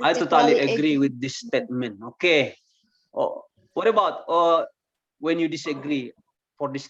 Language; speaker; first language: English; non-native, fluent; Indonesian